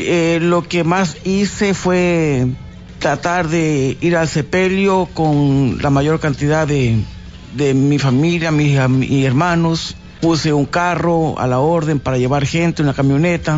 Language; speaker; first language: Spanish; native; Spanish